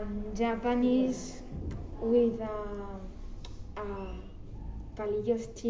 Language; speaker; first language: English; non-native, learner; Catalan